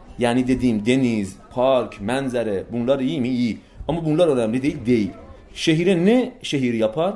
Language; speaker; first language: Turkish; non-native, fluent; Persian